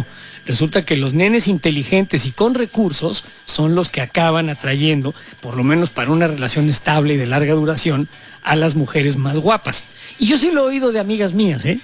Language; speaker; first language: Spanish; native; Spanish